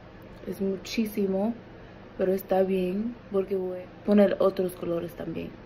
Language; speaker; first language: Spanish; early bilingual, heritage; Spanish